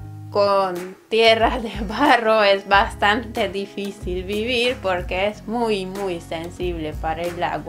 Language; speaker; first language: Spanish; non-native, fluent; Hungarian